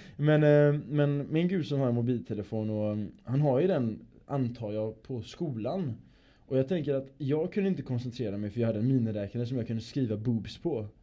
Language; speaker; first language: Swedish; early bilingual, other home language; Persian